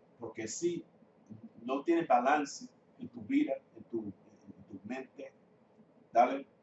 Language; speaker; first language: Spanish; non-native, fluent; English